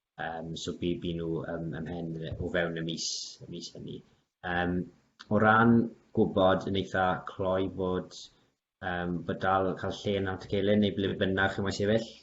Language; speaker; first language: Welsh; native; Welsh